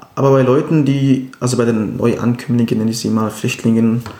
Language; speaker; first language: German; non-native, fluent; Arabic